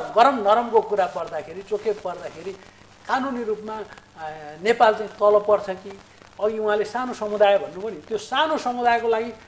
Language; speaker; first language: Nepali; native; Nepali